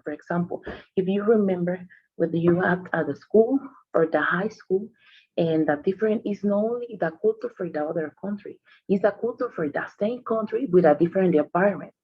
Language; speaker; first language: English; non-native, learner; Spanish